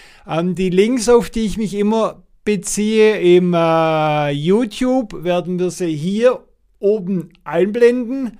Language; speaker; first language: German; native; German